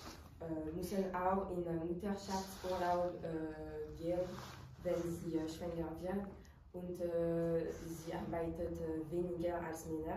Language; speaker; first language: German; non-native, learner; French